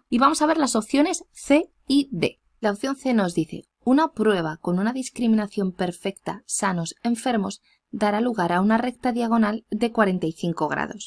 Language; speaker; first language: Spanish; native; Spanish